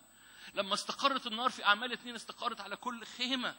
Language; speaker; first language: Arabic; native; Arabic